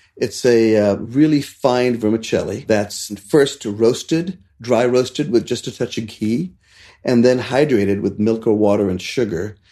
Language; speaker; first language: English; non-native, local second language; Hindi